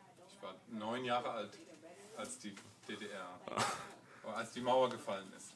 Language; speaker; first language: German; native; German